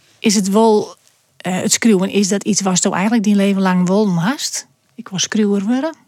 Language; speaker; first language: Dutch; native; Dutch